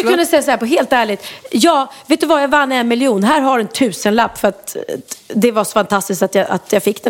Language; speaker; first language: Swedish; native; Swedish